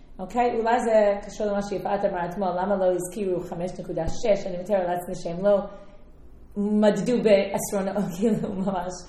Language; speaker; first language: Hebrew; non-native, fluent; English